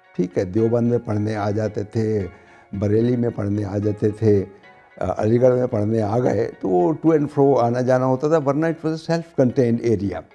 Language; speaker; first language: Urdu; non-native, local second language; Punjabi